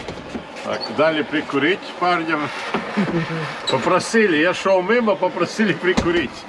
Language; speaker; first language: Russian; non-native, local second language; Latvian